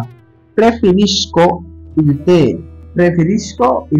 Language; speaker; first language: Italian; non-native, fluent; Bangla